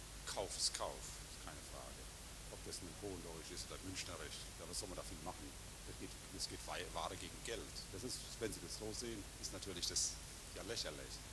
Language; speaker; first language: German; native; German